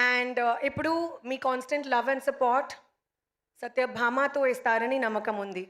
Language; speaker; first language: Telugu; non-native, learner; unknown